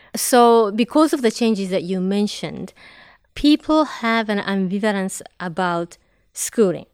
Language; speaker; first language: English; non-native, fluent; Japanese